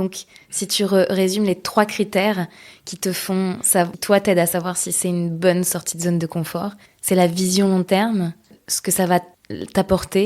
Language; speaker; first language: French; native; French